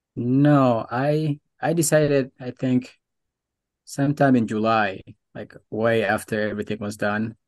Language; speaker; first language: English; non-native, local second language; Arabic